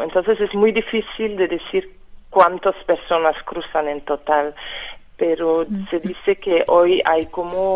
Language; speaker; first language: Spanish; non-native, fluent; French